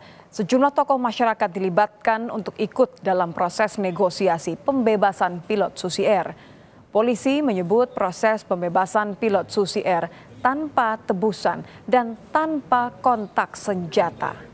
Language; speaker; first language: Indonesian; native; Indonesian